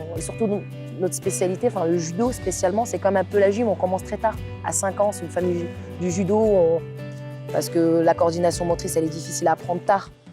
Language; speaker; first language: French; non-native, local second language; Arabic